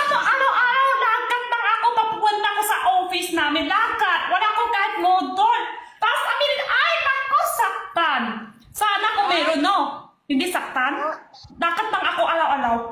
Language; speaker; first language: Filipino; non-native, learner; Chinese